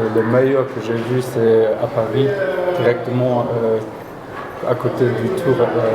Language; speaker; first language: French; non-native, local second language; Luxembourgish